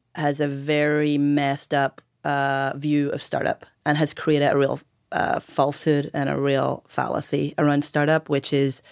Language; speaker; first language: English; native; English